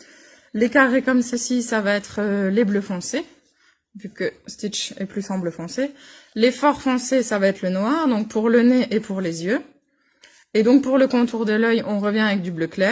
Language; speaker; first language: French; native; French